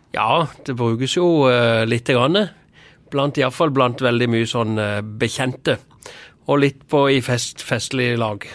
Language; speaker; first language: Norwegian; native; Norwegian